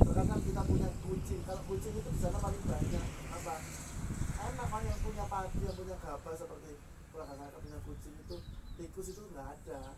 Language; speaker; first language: Indonesian; non-native, local second language; Javanese